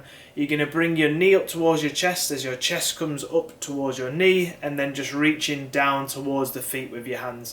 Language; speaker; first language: English; native; English